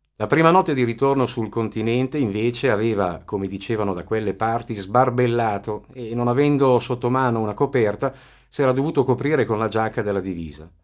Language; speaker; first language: Italian; native; Italian